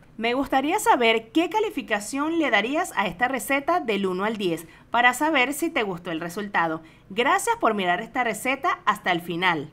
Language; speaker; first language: Spanish; native; Spanish